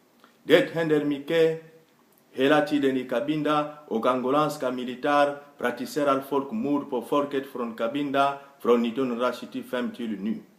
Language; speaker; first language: Swedish; non-native, fluent; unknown